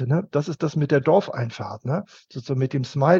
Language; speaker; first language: German; native; German